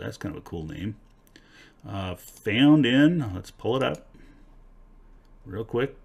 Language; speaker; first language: English; native; English